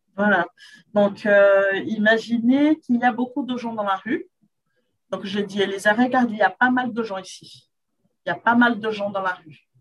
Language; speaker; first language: French; non-native, fluent; Portuguese